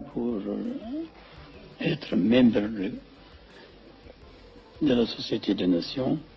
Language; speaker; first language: French; non-native, fluent; Amharic